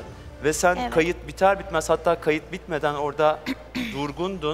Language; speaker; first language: Turkish; native; Turkish